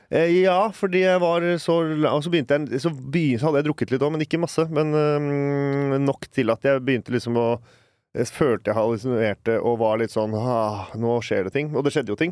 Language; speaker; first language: Norwegian; native; Norwegian